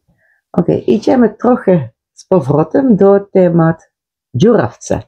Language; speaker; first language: Polish; non-native, learner; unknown